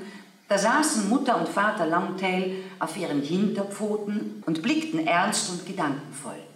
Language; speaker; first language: German; native; German